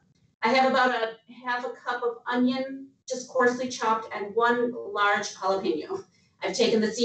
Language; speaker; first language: English; native; English